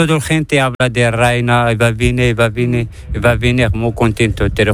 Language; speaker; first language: Spanish; non-native, learner; Arabic